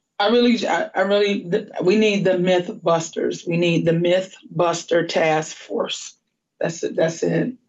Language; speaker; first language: English; native; English